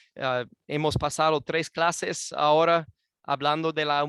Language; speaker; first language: Spanish; non-native, fluent; English